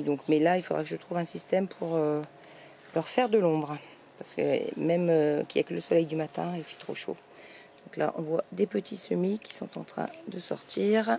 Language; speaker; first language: French; native; French